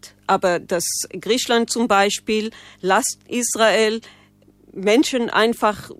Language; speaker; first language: German; non-native, learner; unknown